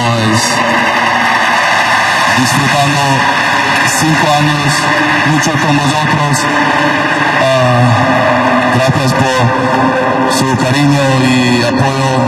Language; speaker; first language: Spanish; non-native, fluent; German